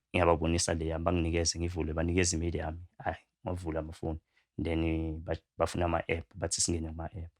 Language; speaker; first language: Zulu; native; Zulu